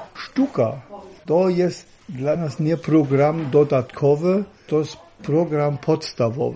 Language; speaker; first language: Polish; non-native, learner; German